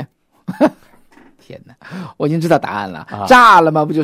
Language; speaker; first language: Chinese; native; Chinese